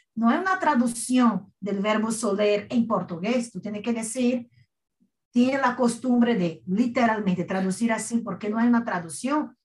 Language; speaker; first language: Spanish; non-native, fluent; Portuguese